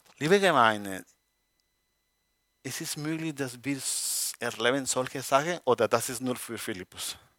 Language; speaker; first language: German; non-native, learner; Spanish